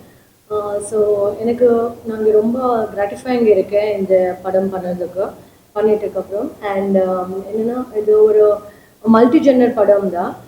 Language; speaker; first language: Tamil; non-native, fluent; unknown